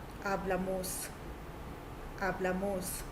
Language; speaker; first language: Spanish; non-native, fluent; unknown